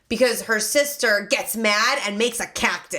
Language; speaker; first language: English; native; English